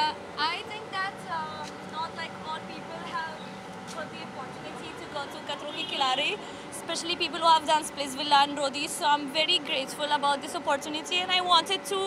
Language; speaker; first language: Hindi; non-native, learner; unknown